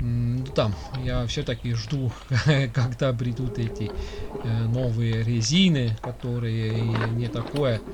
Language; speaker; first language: Russian; non-native, local second language; Estonian